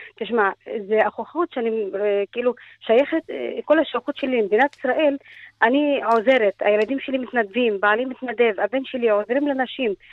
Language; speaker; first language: Hebrew; non-native, fluent; Arabic